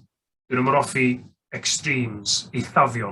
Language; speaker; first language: Welsh; native; Welsh